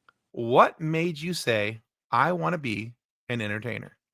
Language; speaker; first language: English; native; English